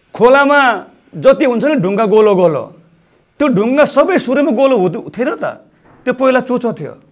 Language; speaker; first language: Nepali; non-native, local second language; Eastern Tamang